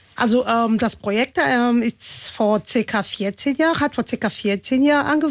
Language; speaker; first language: German; non-native, fluent; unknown